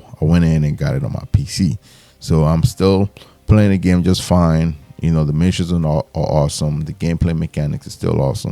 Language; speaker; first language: English; native; English